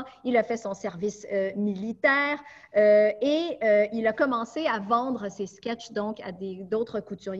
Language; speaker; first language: French; native; French